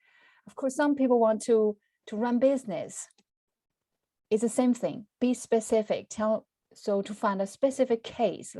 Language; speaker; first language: English; non-native, fluent; Chinese